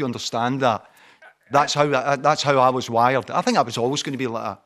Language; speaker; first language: English; native; English